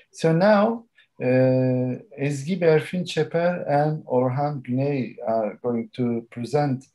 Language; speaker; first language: English; non-native, fluent; Turkish